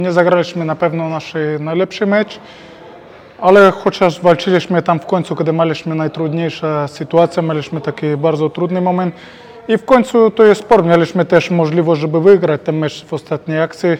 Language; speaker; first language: Polish; non-native, fluent; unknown